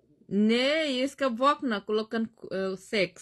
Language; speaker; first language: Swedish; non-native, learner; Bangla